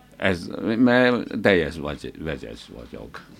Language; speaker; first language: Hungarian; non-native, learner; Chinese